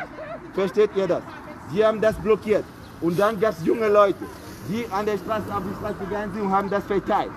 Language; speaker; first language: German; non-native, fluent; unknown